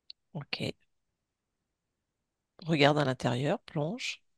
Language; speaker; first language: French; native; French